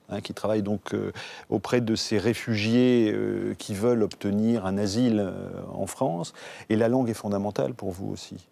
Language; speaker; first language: French; native; French